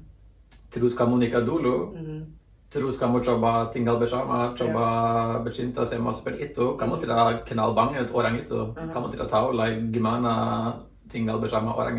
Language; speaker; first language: Indonesian; non-native, fluent; Norwegian